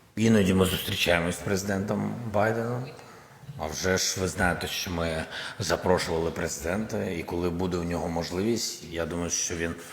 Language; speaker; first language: Ukrainian; non-native, local second language; Russian